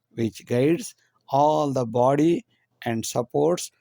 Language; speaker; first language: English; non-native, local second language; Kannada